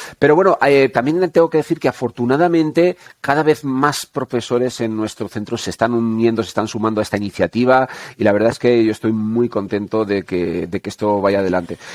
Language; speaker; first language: Spanish; native; Spanish